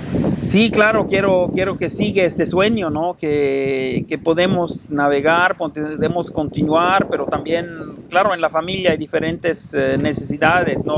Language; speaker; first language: Spanish; non-native, fluent; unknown